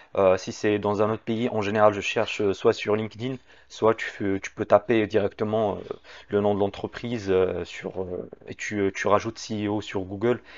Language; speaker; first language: French; native; French